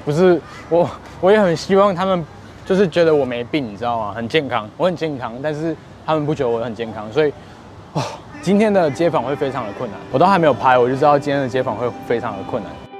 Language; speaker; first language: Chinese; native; Chinese